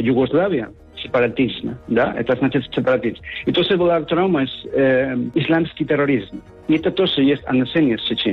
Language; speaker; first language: Russian; non-native, learner; Spanish